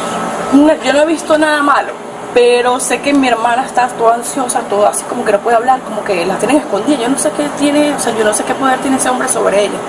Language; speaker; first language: Spanish; native; Spanish